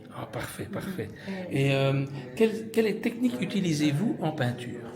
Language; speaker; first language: French; native; French